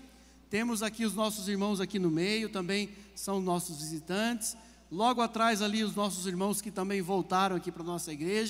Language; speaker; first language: Portuguese; native; Portuguese